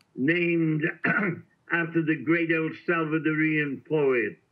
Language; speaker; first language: English; native; English